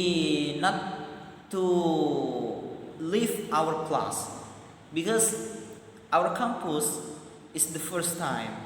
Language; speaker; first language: English; non-native, learner; Madurese